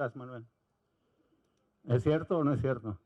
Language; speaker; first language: Spanish; early bilingual, heritage; Spanish